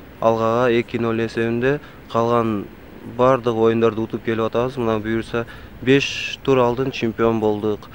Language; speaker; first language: Kyrgyz; non-native, local second language; Tajik